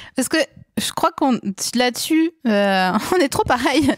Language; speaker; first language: French; native; French